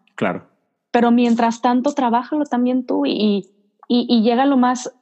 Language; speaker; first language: Spanish; native; Spanish